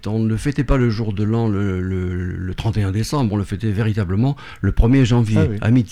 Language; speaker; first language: French; native; French